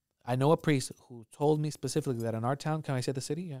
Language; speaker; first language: English; early bilingual, other home language; Spanish